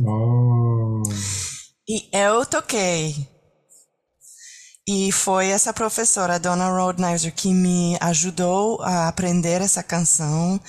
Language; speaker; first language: Portuguese; non-native, learner; French